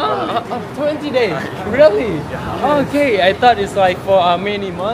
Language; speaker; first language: English; non-native, learner; Thai